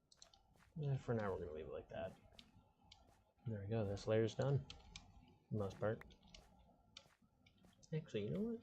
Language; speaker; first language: English; native; English